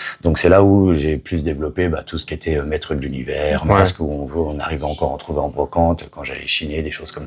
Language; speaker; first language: French; native; French